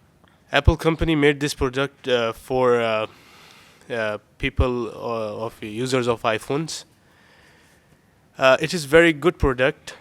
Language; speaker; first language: English; non-native, learner; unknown